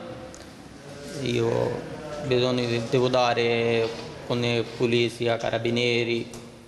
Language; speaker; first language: Italian; non-native, learner; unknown